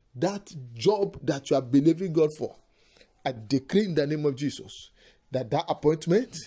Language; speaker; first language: English; non-native, local second language; Yoruba